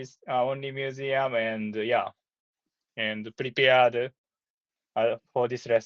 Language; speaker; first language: English; non-native, learner; Japanese